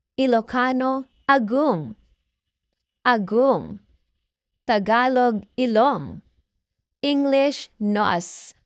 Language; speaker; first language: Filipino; non-native, local second language; Iloko